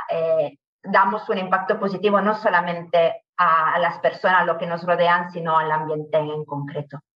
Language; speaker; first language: Spanish; non-native, fluent; Italian